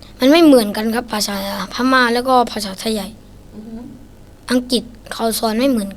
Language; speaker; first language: Thai; non-native, learner; Shan